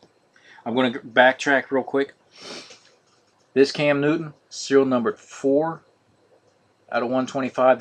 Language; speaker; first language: English; native; English